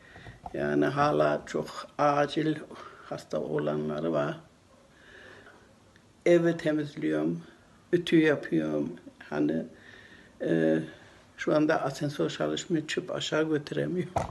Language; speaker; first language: Turkish; early bilingual, heritage; Turkish